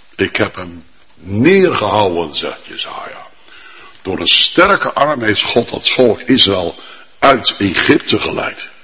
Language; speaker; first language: Dutch; native; Dutch